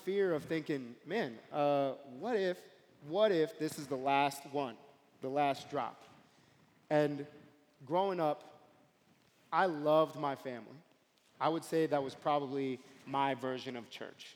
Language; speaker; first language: English; native; English